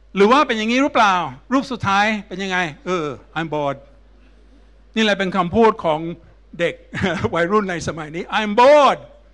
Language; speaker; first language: Thai; non-native, fluent; English